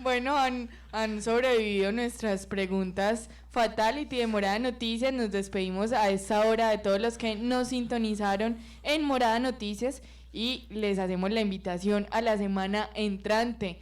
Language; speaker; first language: Spanish; native; Spanish